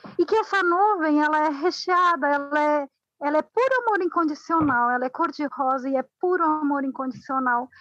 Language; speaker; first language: Portuguese; non-native, fluent; Spanish